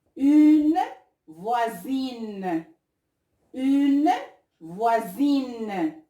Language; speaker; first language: French; non-native, local second language; Arabic